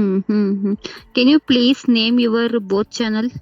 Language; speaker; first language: English; non-native, learner; Kannada